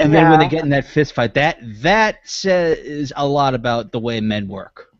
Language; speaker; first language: English; native; English